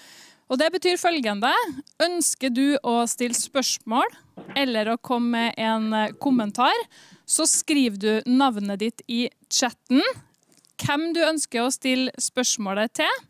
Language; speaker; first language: Norwegian; native; Norwegian